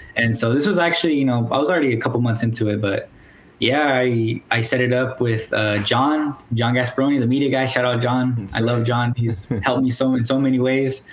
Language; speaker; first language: English; native; English